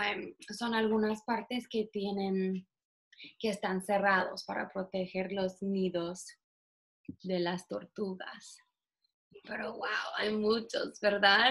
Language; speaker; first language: Spanish; non-native, fluent; English